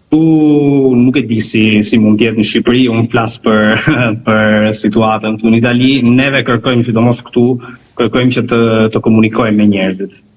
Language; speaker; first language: Albanian; native; Albanian